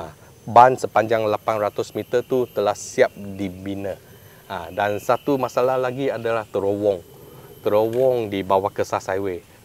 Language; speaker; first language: Malay; non-native, local second language; Chinese